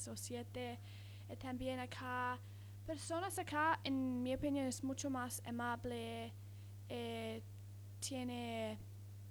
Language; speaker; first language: Spanish; non-native, learner; English